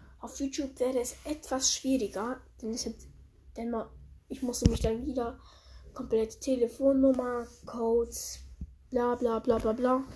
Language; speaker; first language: German; early bilingual, other home language; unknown